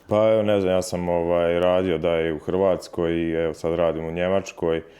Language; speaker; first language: Croatian; native; Croatian